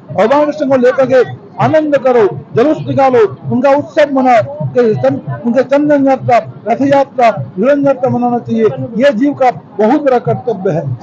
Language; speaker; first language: Hindi; non-native, local second language; Punjabi